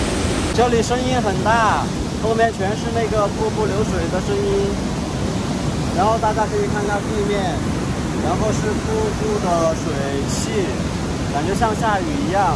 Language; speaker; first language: Chinese; native; Chinese